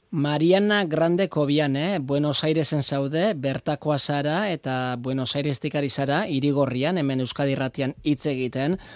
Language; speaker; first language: Basque; native; Basque